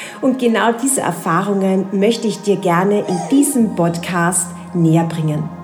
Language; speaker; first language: German; native; German